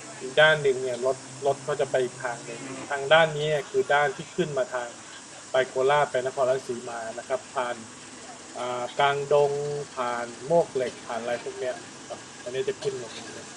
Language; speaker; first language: Thai; native; Thai